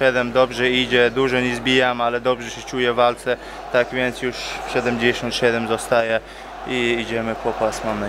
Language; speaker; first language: Polish; non-native, fluent; Chechen